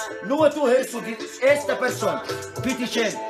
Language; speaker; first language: German; non-native, learner; Arabic